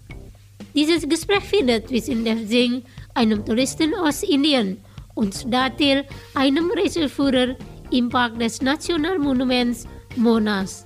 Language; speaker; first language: German; non-native, fluent; Indonesian